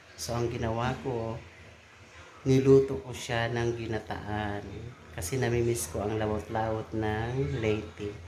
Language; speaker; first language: Filipino; non-native, local second language; Waray